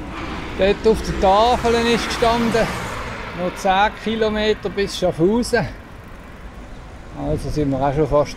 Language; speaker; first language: German; native; German